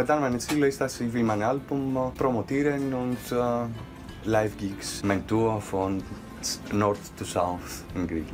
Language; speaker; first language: German; non-native, fluent; Greek